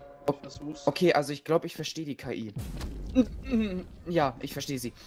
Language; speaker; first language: German; native; German